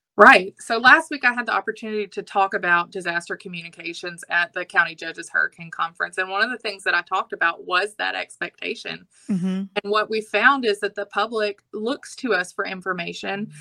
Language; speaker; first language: English; native; English